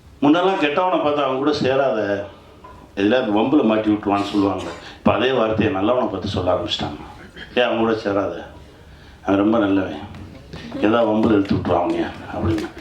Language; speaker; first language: Tamil; native; Tamil